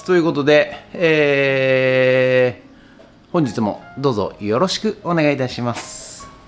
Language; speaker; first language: Japanese; native; Japanese